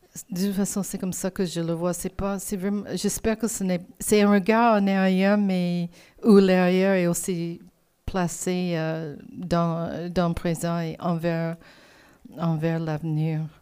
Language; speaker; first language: French; non-native, fluent; English